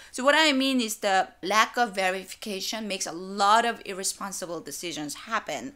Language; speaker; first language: English; non-native, fluent; Korean